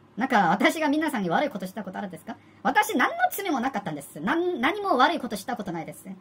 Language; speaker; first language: Japanese; non-native, learner; Korean